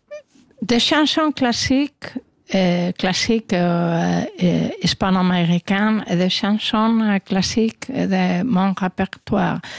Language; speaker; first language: French; non-native, fluent; Spanish